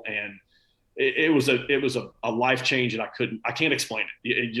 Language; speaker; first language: English; native; English